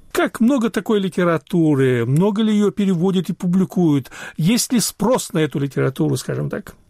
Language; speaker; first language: Russian; non-native, local second language; Chechen